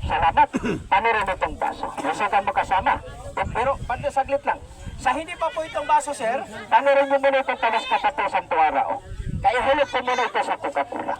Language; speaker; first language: Filipino; non-native, local second language; Cebuano